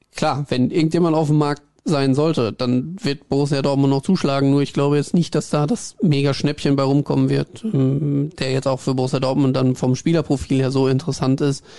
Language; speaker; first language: German; native; German